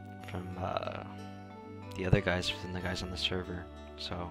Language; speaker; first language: English; native; English